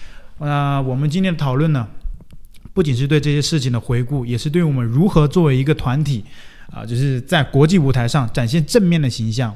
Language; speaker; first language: Chinese; native; Chinese